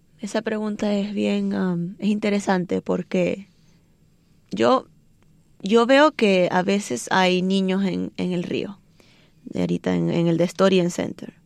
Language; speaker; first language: Spanish; native; Spanish